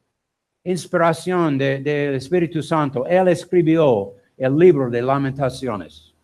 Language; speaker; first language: Spanish; non-native, learner; English